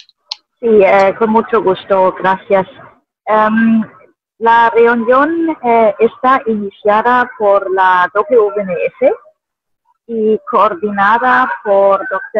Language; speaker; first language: Spanish; non-native, fluent; German